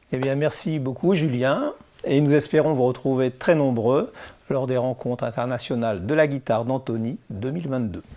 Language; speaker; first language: French; native; French